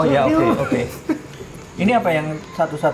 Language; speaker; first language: Indonesian; native; Indonesian